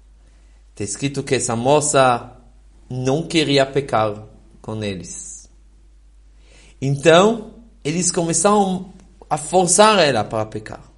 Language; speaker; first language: Portuguese; non-native, fluent; Hebrew